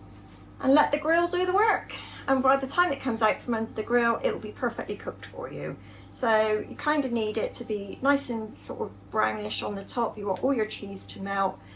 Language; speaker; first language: English; native; English